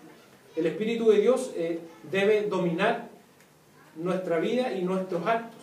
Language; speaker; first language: Spanish; native; Spanish